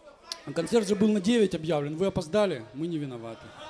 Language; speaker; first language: Russian; native; Russian